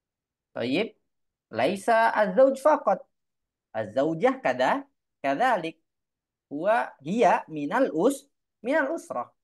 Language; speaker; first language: Arabic; non-native, fluent; Indonesian